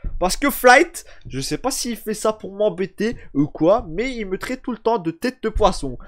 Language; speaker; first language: French; early bilingual, other home language; Turkish